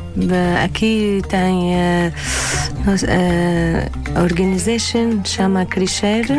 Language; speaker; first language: Portuguese; non-native, learner; Arabic